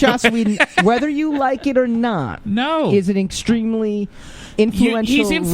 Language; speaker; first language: English; native; English